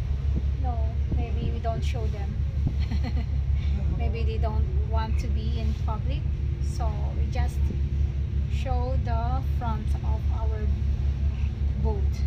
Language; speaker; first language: English; non-native, local second language; Filipino